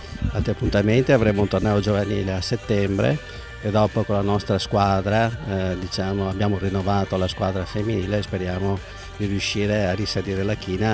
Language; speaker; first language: Italian; native; Italian